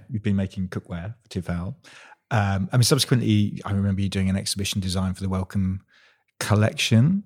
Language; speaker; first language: English; native; English